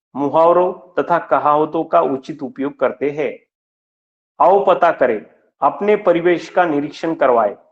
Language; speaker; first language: Hindi; non-native, local second language; Marathi